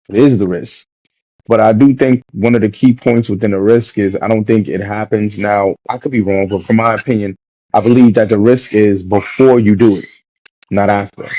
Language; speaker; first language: English; native; English